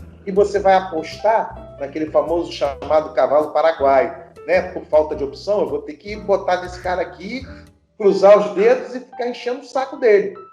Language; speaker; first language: Portuguese; native; Portuguese